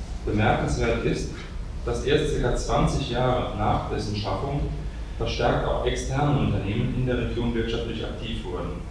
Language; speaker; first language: German; native; German